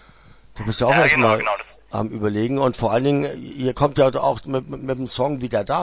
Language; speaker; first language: German; native; German